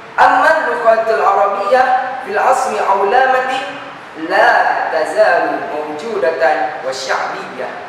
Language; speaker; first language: Arabic; non-native, learner; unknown